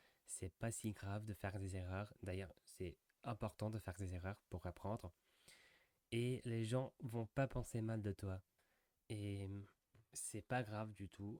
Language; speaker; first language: French; non-native, fluent; English